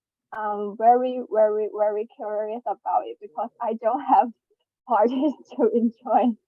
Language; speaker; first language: English; non-native, learner; Chinese